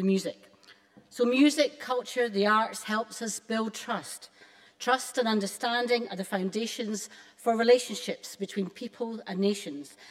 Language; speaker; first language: English; native; English